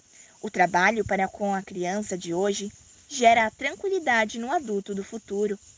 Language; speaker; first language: Portuguese; native; Portuguese